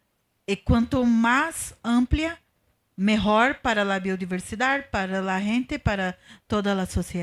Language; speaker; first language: Spanish; non-native, learner; Portuguese